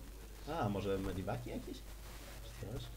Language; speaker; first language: Polish; native; Polish